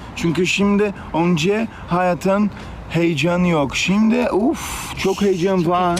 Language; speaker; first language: Turkish; non-native, learner; Portuguese